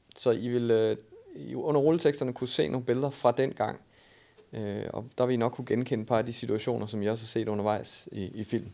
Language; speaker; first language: Danish; native; Danish